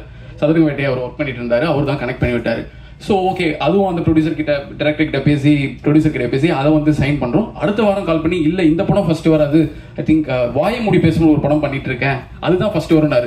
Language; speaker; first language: Tamil; native; Tamil